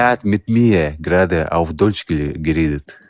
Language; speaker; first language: German; non-native, learner; Russian